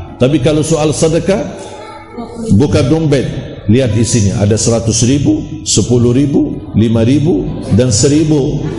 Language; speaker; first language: Malay; non-native, fluent; Arabic